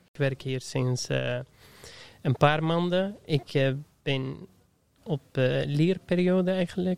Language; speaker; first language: Dutch; non-native, fluent; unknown